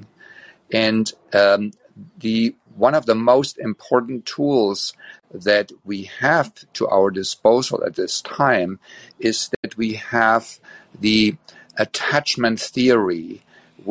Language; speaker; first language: English; non-native, fluent; German